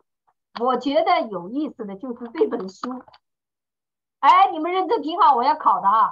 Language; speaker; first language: Chinese; native; Chinese